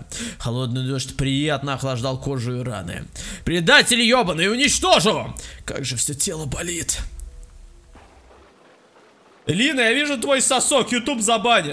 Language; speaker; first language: Russian; native; Russian